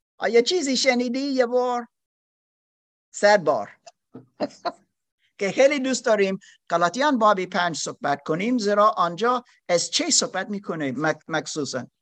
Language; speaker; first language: Persian; non-native, learner; German